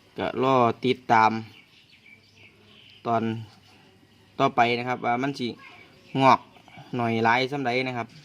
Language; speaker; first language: Thai; non-native, local second language; Northeastern Thai